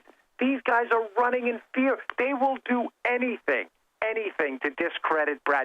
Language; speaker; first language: English; native; English